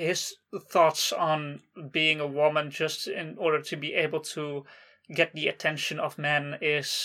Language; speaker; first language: English; non-native, fluent; Dutch